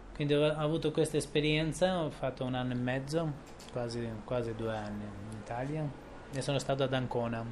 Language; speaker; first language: Italian; non-native, fluent; Albanian